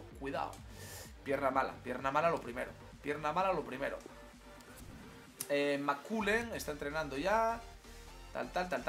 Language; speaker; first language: Spanish; native; Spanish